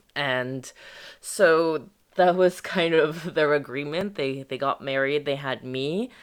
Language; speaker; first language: English; early bilingual, other home language; French